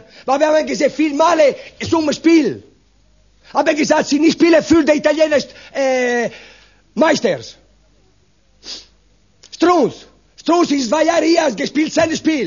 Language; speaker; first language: German; non-native, learner; Italian